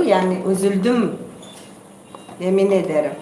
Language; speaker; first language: Turkish; non-native, local second language; Kurdish